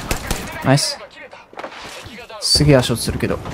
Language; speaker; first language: Japanese; native; Japanese